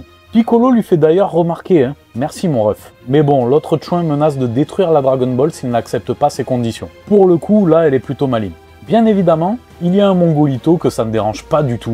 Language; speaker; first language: French; native; French